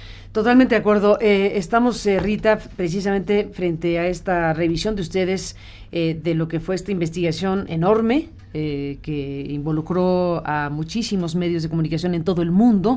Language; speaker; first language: Spanish; native; Spanish